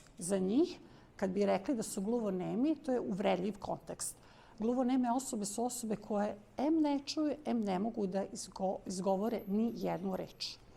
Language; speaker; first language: Bosnian; non-native, local second language; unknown